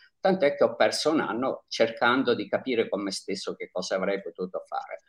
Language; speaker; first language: Italian; native; Italian